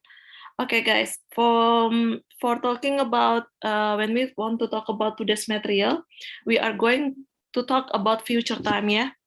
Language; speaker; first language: English; non-native, fluent; Indonesian